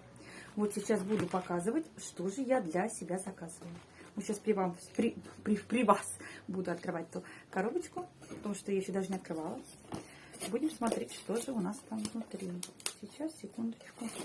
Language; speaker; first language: Russian; native; Russian